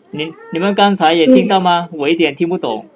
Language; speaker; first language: Chinese; non-native, fluent; Lao